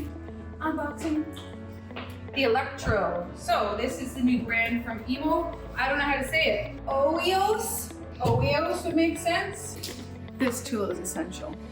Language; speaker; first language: English; native; English